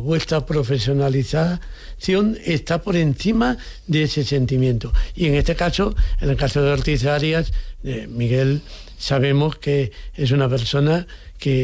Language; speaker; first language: Spanish; native; Spanish